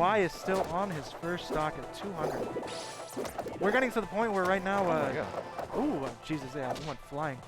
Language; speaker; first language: English; native; English